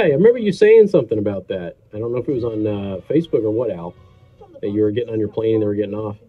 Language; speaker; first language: English; native; English